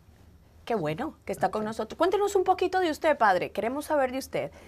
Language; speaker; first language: Spanish; native; Spanish